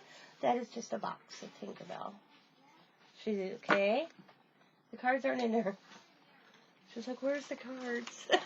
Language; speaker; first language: English; native; English